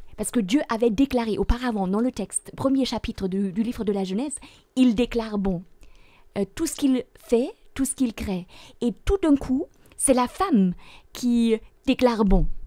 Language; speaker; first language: French; non-native, fluent; German